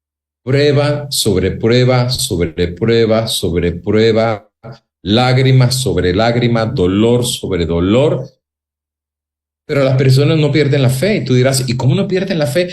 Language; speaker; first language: Spanish; native; Spanish